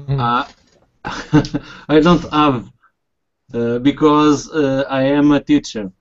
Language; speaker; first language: English; non-native, learner; Spanish